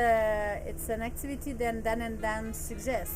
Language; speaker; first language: English; non-native, learner; French